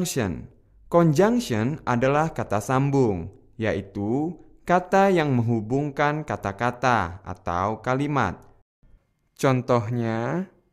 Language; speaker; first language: Indonesian; native; Indonesian